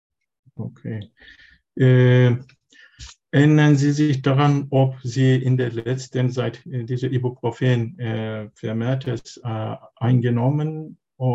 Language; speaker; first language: German; non-native, learner; Turkish